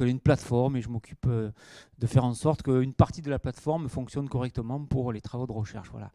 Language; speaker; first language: French; native; French